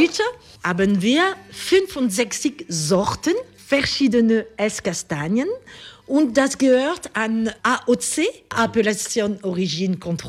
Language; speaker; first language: German; non-native, learner; French